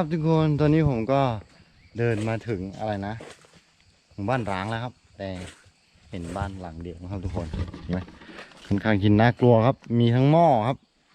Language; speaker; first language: Thai; non-native, local second language; Karen languages